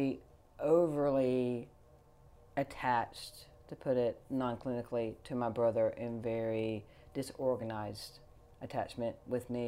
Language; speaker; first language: English; native; English